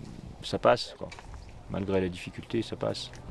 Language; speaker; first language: French; native; French